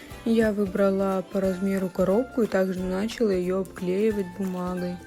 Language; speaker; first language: Russian; native; Russian